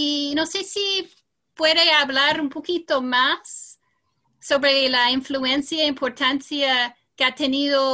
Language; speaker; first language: Spanish; non-native, fluent; English